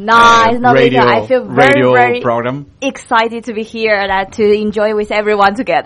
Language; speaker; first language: English; non-native, learner; Chinese